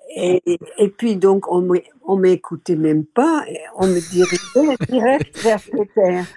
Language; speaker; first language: French; non-native, fluent; Dutch